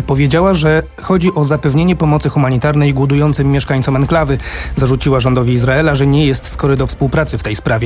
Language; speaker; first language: Polish; native; Polish